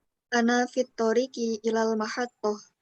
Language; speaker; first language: Arabic; non-native, learner; Indonesian